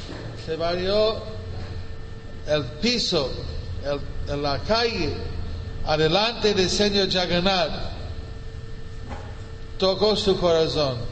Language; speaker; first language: Spanish; non-native, fluent; English